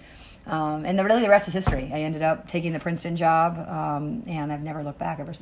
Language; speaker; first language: English; native; English